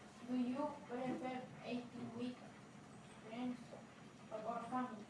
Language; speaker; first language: English; non-native, learner; Spanish